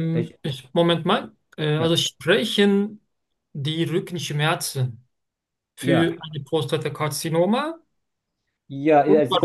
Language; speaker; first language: German; non-native, learner; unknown